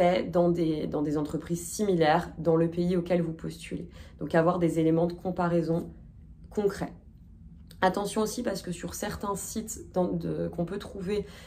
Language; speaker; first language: French; native; French